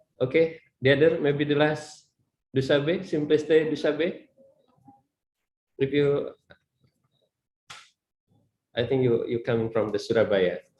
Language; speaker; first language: English; non-native, learner; Indonesian